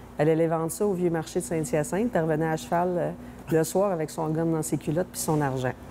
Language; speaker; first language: French; native; French